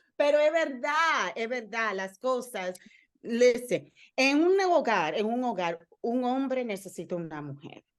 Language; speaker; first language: Spanish; early bilingual, other home language; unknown